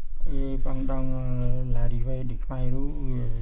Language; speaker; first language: French; non-native, local second language; Khmer